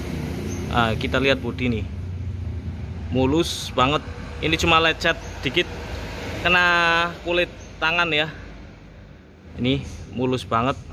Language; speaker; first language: Indonesian; native; Indonesian